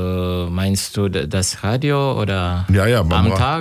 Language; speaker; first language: German; non-native, learner; Kinyarwanda